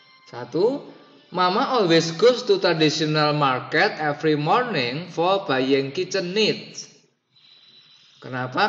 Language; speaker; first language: English; non-native, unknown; Indonesian